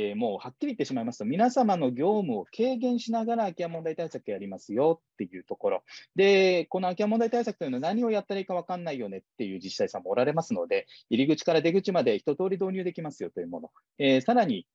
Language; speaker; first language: Japanese; native; Japanese